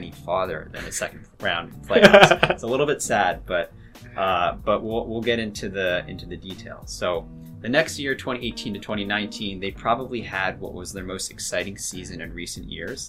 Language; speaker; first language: English; native; English